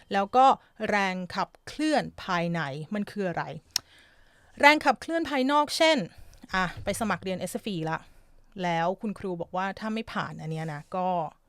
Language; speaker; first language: Thai; native; Thai